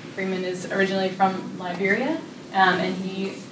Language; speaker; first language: English; native; English